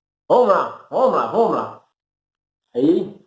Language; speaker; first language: Portuguese; non-native, fluent; Haitian Creole